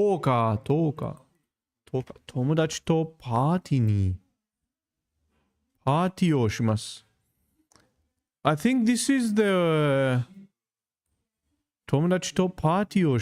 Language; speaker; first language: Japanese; non-native, learner; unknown